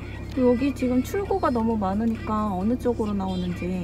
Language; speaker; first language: Korean; native; Korean